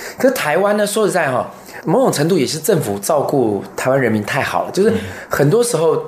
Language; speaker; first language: Chinese; native; Chinese